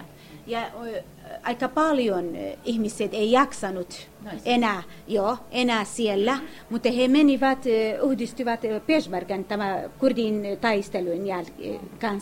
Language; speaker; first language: Finnish; non-native, learner; Kurdish